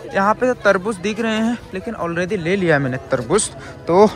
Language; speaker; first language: Hindi; non-native, local second language; Chakma